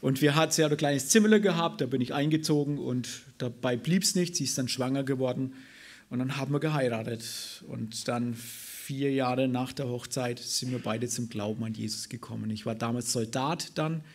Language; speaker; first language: German; native; German